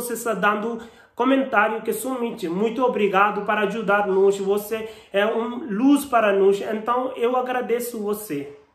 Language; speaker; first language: Portuguese; non-native, learner; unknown